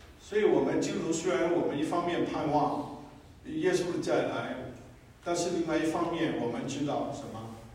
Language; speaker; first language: Chinese; non-native, local second language; Cantonese